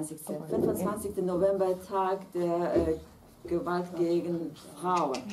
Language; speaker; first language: German; non-native, fluent; Kurdish